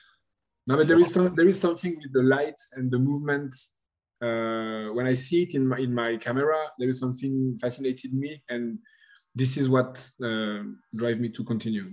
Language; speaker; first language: English; non-native, learner; French